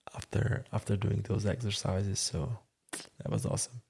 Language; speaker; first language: English; non-native, fluent; Croatian